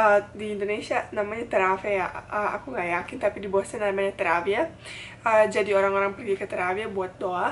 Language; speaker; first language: Indonesian; non-native, fluent; Bosnian